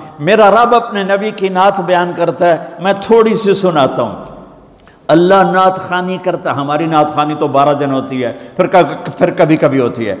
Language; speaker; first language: Urdu; non-native, local second language; Punjabi